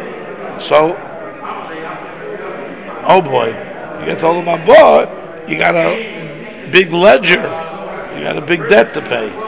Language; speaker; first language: English; native; English